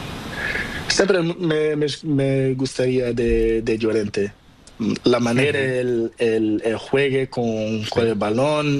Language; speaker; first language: Spanish; non-native, learner; Portuguese